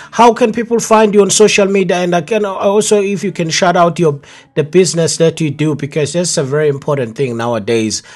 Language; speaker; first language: English; non-native, local second language; Zulu